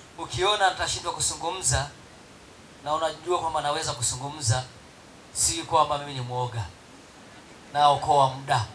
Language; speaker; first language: Swahili; non-native, local second language; Masai